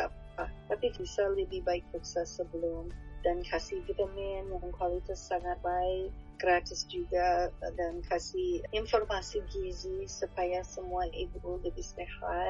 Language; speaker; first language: Indonesian; non-native, fluent; English